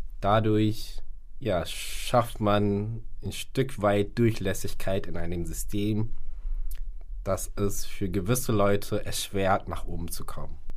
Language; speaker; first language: German; early bilingual, other home language; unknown